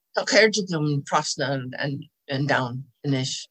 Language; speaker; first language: Irish; non-native, learner; English